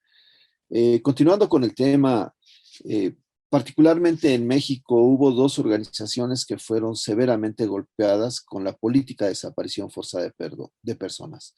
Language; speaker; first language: Spanish; native; Spanish